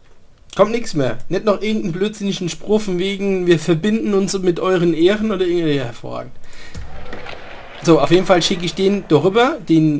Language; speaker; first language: German; native; German